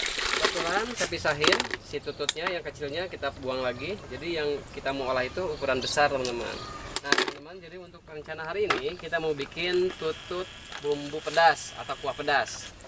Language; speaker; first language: Indonesian; non-native, local second language; Sundanese